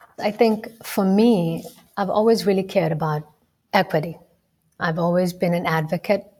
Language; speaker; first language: English; non-native, local second language; Somali